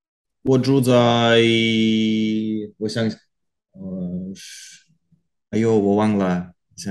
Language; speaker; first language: Chinese; non-native, learner; Korean